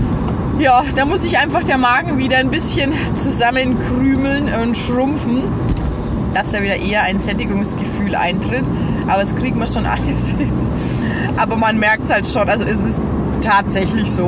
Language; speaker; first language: German; native; German